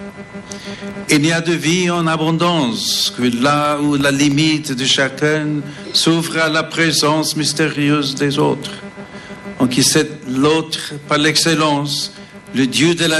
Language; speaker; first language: French; non-native, fluent; English